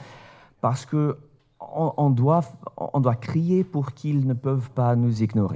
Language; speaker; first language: French; non-native, fluent; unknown